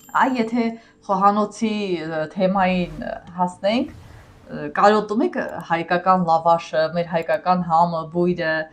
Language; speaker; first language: Armenian; native; Armenian